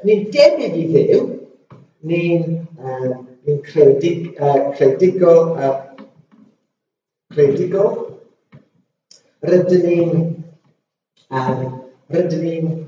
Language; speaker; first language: Welsh; non-native, local second language; English